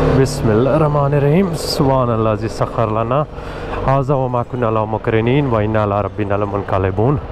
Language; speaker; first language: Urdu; non-native, local second language; Pashto